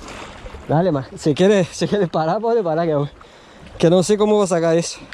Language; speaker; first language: Spanish; non-native, learner; Portuguese